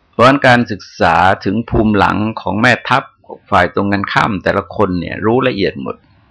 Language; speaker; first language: Thai; native; Thai